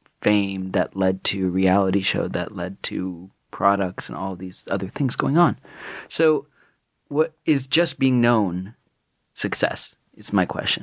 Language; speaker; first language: English; native; English